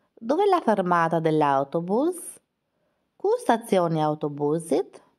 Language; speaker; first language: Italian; non-native, fluent; Albanian